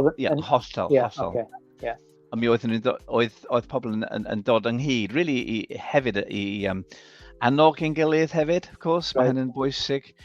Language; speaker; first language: Welsh; non-native, fluent; English